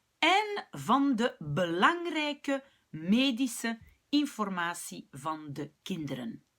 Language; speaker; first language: Dutch; non-native, local second language; French